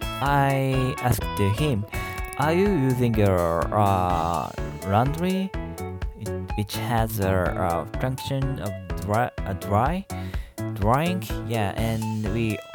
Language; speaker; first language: English; non-native, learner; Japanese